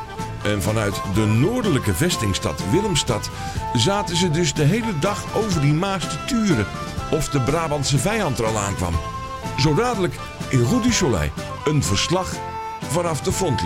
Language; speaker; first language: Dutch; native; Dutch